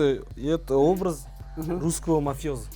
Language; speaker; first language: Russian; non-native, local second language; Kazakh